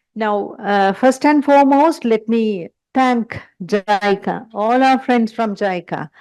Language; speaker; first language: English; non-native, local second language; Sinhala